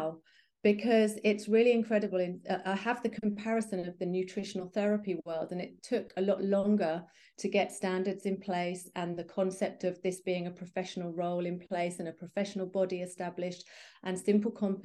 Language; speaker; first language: English; native; English